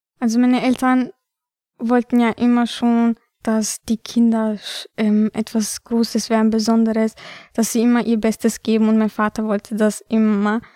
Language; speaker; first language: German; early bilingual, other home language; Albanian